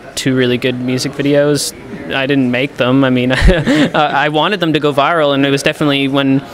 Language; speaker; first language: English; native; English